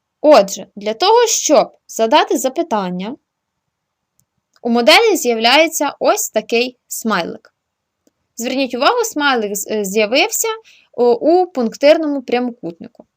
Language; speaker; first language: Ukrainian; native; Ukrainian